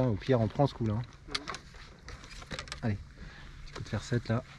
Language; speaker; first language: French; native; French